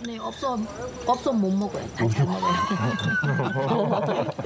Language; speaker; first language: Korean; non-native, learner; Khmer